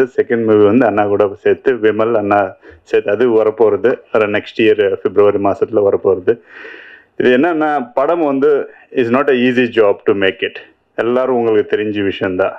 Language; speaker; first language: Tamil; non-native, learner; Telugu